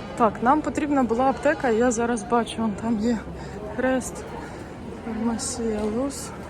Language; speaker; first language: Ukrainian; native; Ukrainian